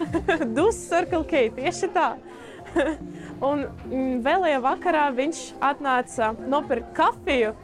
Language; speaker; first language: Latvian; early bilingual, other home language; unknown